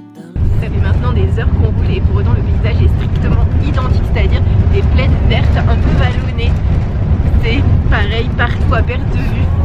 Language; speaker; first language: French; native; French